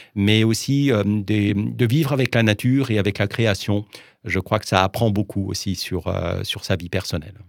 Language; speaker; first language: French; native; French